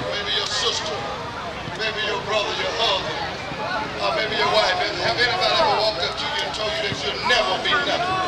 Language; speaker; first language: English; native; English